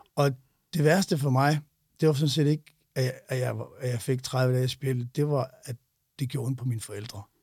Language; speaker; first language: Danish; native; Danish